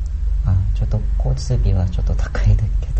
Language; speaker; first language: Japanese; non-native, learner; Korean